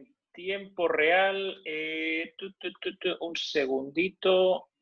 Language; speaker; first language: Spanish; native; Spanish